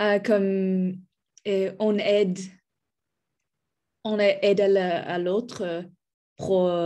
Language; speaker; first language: French; non-native, learner; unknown